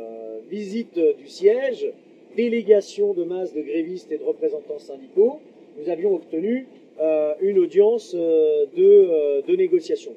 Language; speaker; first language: French; native; French